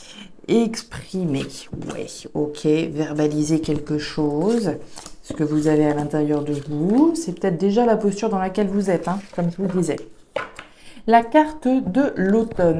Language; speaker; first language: French; native; French